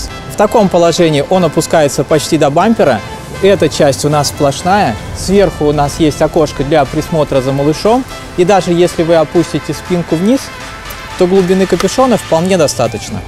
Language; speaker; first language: Russian; native; Russian